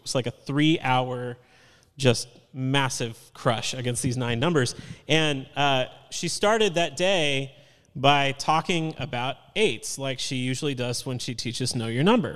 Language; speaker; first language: English; native; English